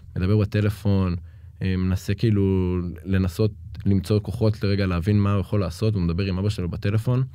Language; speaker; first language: Hebrew; native; Hebrew